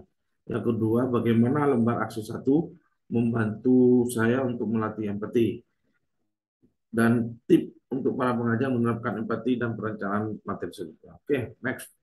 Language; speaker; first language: Indonesian; native; Indonesian